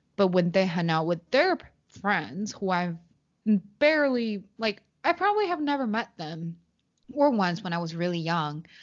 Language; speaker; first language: English; non-native, fluent; Chinese